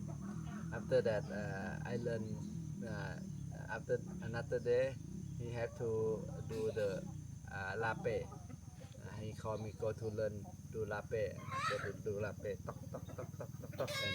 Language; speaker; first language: English; non-native, learner; Thai